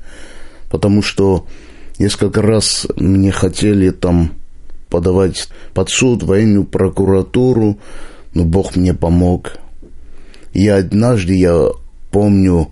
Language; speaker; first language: Russian; non-native, local second language; Armenian